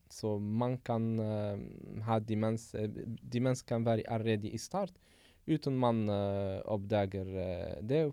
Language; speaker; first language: Norwegian; non-native, fluent; Arabic